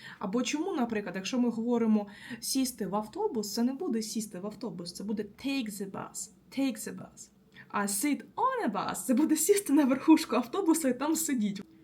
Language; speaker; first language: Ukrainian; native; Ukrainian